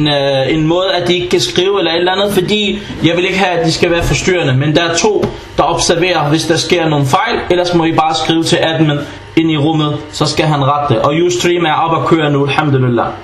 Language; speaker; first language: Danish; early bilingual, other home language; Arabic